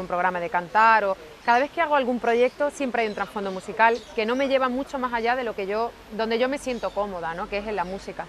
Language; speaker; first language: Spanish; native; Spanish